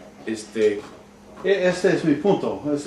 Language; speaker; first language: Spanish; non-native, learner; English